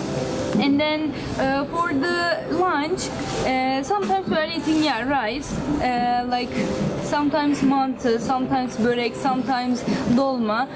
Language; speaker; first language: English; non-native, learner; Turkish